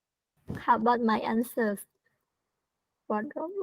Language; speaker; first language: English; non-native, learner; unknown